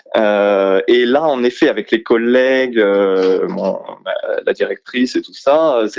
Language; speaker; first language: French; native; French